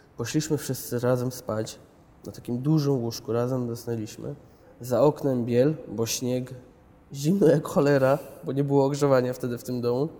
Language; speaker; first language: Polish; early bilingual, other home language; Chechen